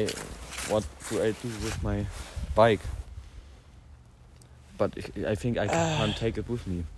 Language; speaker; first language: English; non-native, learner; German